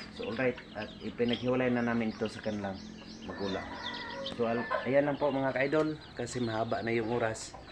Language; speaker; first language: Filipino; non-native, local second language; Cebuano